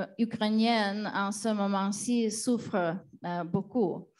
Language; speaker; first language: French; non-native, fluent; Ukrainian